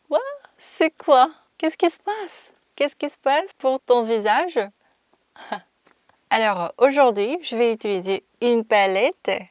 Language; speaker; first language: French; non-native, fluent; Korean